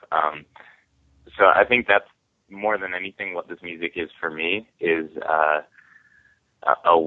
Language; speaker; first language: English; native; English